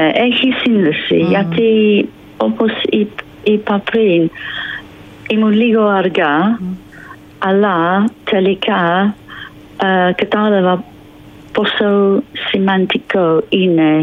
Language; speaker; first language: Greek; non-native, learner; English